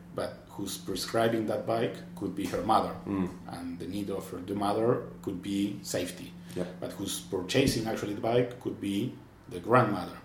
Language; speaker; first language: English; non-native, fluent; Spanish